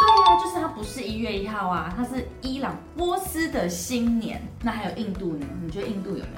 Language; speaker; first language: Chinese; native; Chinese